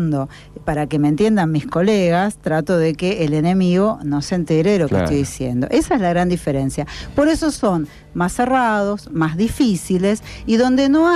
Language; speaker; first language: Spanish; native; Spanish